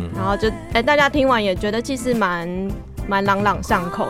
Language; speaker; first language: Chinese; native; Chinese